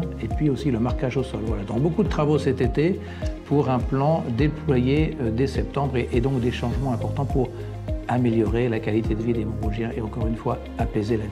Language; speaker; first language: French; native; French